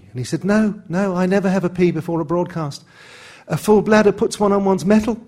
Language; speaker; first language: English; native; English